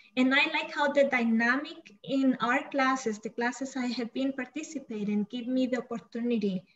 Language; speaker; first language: English; non-native, fluent; Spanish